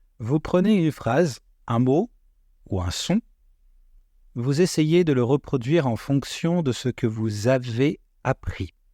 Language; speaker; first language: French; native; French